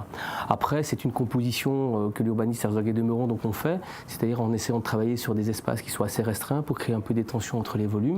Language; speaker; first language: French; native; French